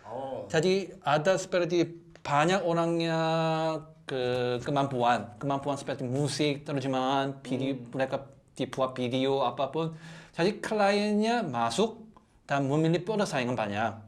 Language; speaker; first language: Indonesian; non-native, learner; Korean